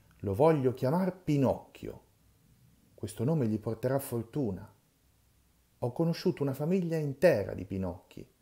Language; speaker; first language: Italian; native; Italian